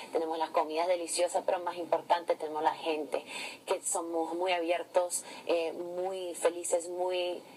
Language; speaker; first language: Spanish; early bilingual, heritage; English